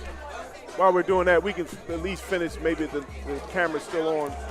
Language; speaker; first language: English; native; English